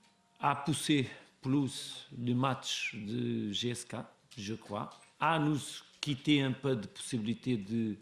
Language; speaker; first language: French; non-native, learner; Portuguese